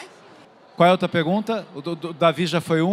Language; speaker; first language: Portuguese; native; Portuguese